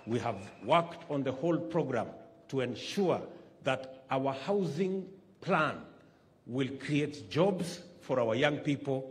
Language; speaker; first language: English; non-native, local second language; Kalenjin